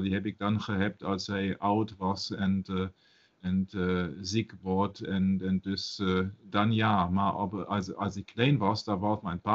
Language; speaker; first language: Dutch; non-native, learner; German